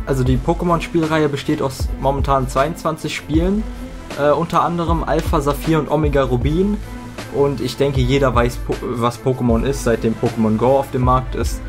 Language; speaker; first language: German; native; German